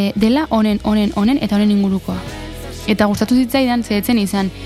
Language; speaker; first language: Basque; native; Basque